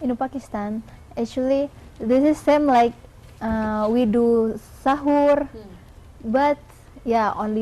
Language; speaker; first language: English; non-native, learner; Indonesian